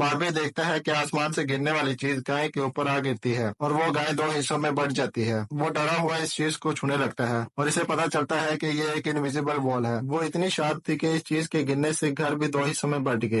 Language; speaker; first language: Hindi; native; Hindi